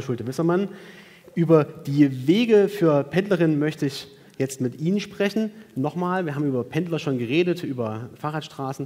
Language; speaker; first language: German; native; German